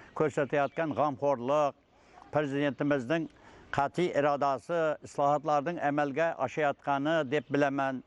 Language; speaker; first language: Uzbek; non-native, local second language; Kara-Kalpak